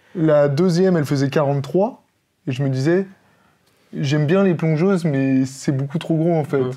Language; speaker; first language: French; native; French